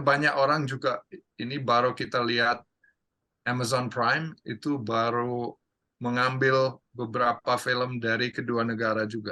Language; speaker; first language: Indonesian; non-native, fluent; English